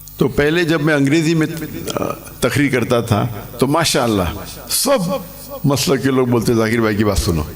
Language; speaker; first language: Urdu; non-native, local second language; English